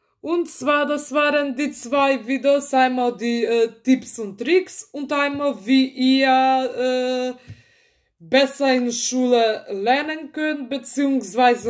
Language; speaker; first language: German; early bilingual, other home language; Macedonian